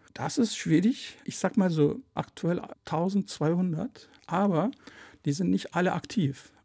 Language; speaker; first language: German; early bilingual, other home language; Turkish